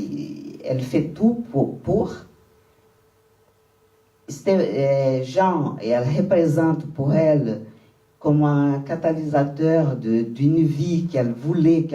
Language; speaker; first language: French; non-native, fluent; Portuguese